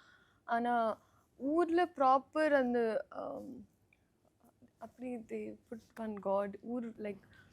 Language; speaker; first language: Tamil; non-native, learner; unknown